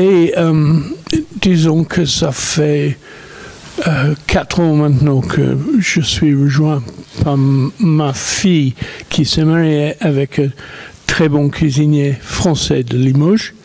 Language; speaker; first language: French; non-native, fluent; English